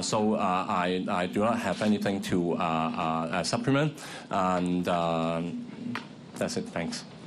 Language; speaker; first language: English; non-native, local second language; Cantonese